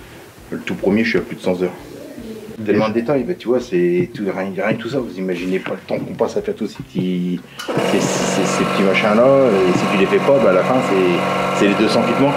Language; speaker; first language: French; native; French